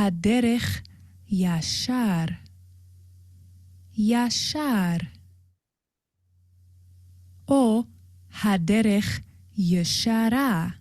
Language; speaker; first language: Hebrew; non-native, learner; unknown